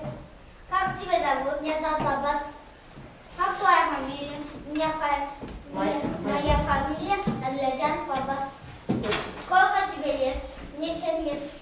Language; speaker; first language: Russian; non-native, learner; Kyrgyz